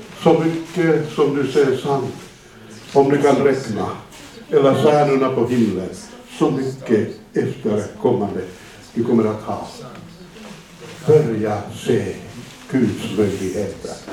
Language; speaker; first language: Swedish; non-native, fluent; Finnish